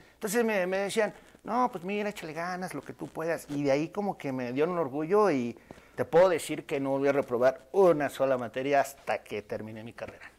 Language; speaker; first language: Spanish; native; Spanish